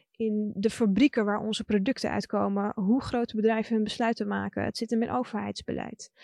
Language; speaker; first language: Dutch; early bilingual, other home language; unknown